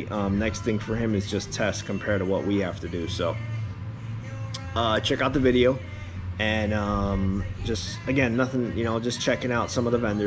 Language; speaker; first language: English; native; English